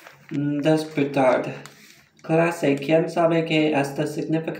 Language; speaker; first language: Spanish; non-native, learner; English